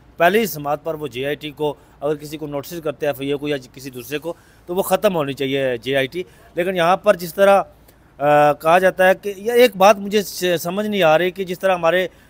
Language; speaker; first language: Urdu; native; Urdu